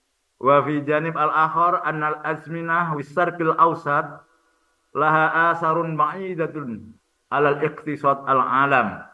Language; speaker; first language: Arabic; non-native, fluent; Indonesian